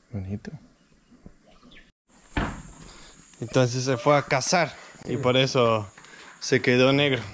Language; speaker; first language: Spanish; non-native, learner; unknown